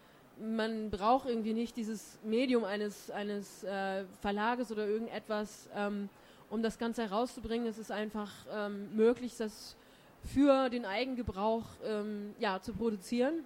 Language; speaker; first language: German; native; German